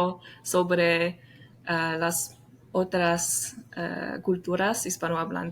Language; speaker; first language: Spanish; non-native, fluent; English